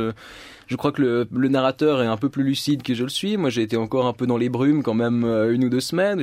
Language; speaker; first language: French; native; French